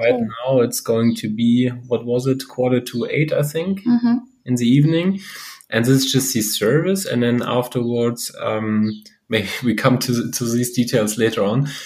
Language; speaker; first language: English; non-native, fluent; German